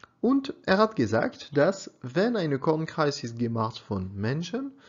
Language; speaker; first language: German; non-native, learner; French